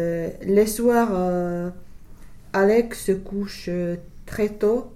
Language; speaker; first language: French; non-native, learner; English